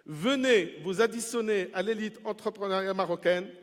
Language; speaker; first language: French; non-native, local second language; Arabic